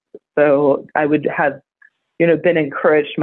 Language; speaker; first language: English; native; English